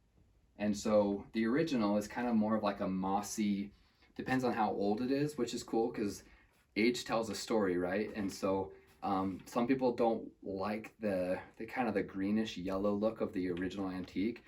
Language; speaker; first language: English; native; English